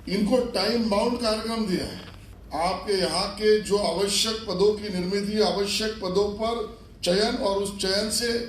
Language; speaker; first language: Hindi; non-native, local second language; Marathi